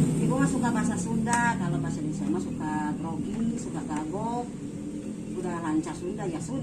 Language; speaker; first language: Indonesian; non-native, local second language; Sundanese